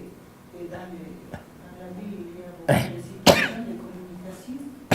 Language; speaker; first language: French; non-native, fluent; Spanish